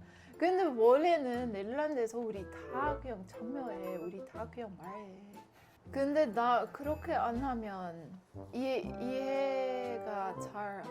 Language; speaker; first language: Korean; non-native, learner; Dutch